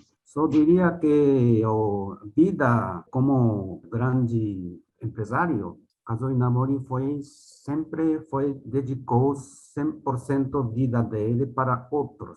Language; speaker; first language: Portuguese; non-native, fluent; Japanese